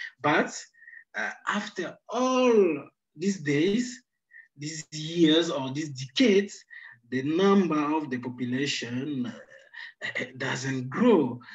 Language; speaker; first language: English; non-native, fluent; Sango